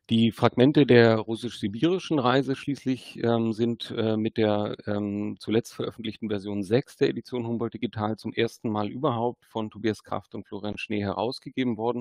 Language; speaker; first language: German; native; German